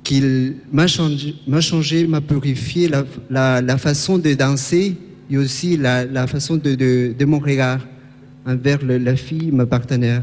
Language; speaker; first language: French; non-native, fluent; Spanish